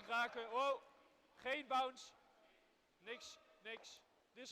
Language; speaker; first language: Dutch; native; Dutch